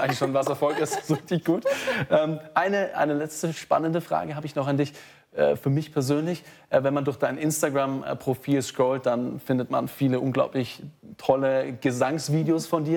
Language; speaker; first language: German; native; German